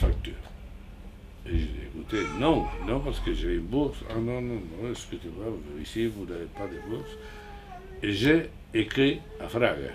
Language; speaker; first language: French; non-native, fluent; Spanish